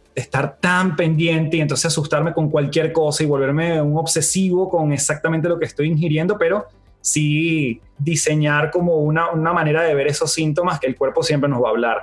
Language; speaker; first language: Spanish; native; Spanish